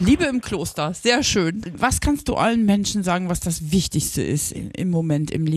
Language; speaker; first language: German; native; German